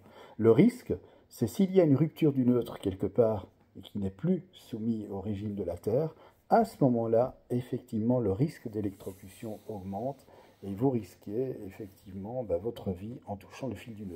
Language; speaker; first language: French; native; French